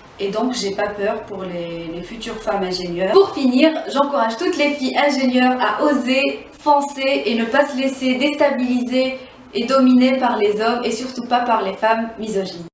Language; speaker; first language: French; non-native, local second language; Arabic